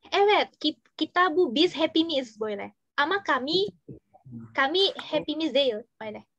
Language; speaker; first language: Turkish; non-native, learner; Indonesian